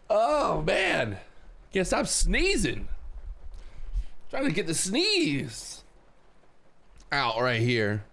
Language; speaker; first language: English; native; English